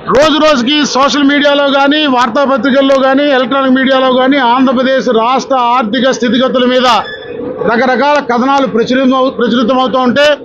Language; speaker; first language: Telugu; native; Telugu